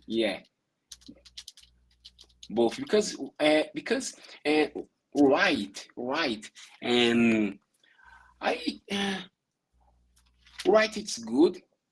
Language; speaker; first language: English; non-native, learner; Portuguese